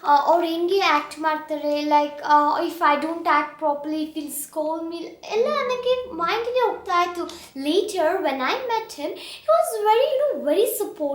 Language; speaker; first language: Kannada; early bilingual, heritage; Kannada